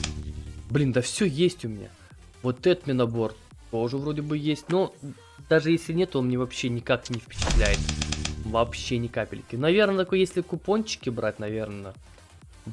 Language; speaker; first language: Russian; native; Russian